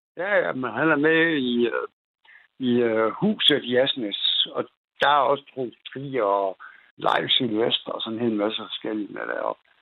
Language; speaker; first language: Danish; native; Danish